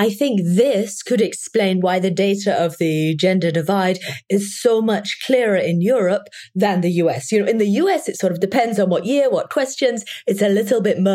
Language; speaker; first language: English; native; English